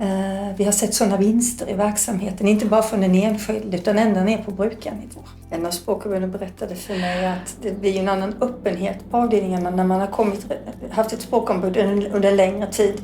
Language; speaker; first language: Swedish; native; Swedish